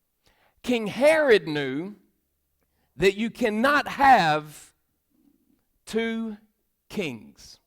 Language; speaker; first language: English; native; English